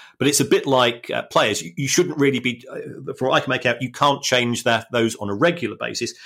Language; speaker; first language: English; native; English